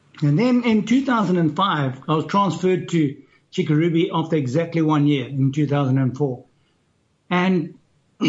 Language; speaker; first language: English; native; English